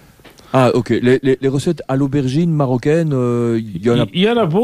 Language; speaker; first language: French; native; French